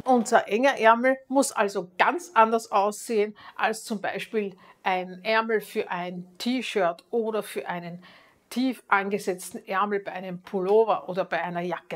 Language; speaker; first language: German; native; German